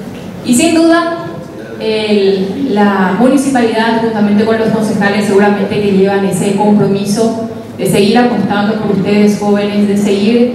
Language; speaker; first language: Spanish; native; Spanish